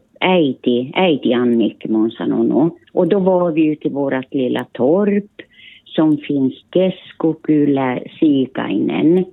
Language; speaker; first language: Swedish; early bilingual, other home language; Finnish